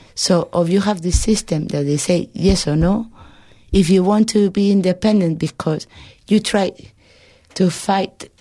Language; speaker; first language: English; non-native, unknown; Spanish